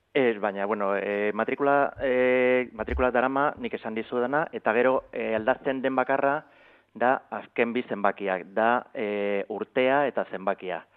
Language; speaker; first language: Basque; non-native, local second language; Spanish